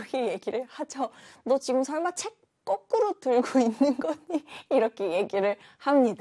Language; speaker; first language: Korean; native; Korean